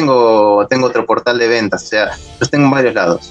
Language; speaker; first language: Spanish; native; Spanish